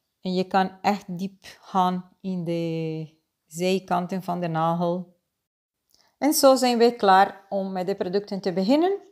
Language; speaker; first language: Dutch; non-native, fluent; Spanish